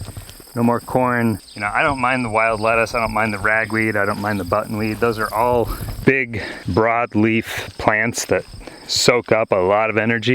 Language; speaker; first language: English; native; English